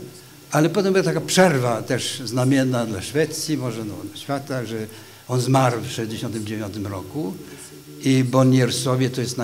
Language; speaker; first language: Polish; non-native, fluent; Swedish